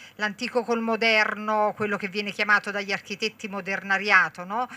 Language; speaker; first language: Italian; native; Italian